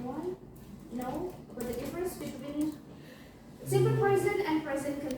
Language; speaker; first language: English; non-native, learner; Indonesian